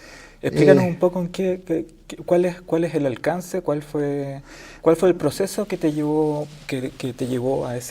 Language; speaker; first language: Spanish; native; Spanish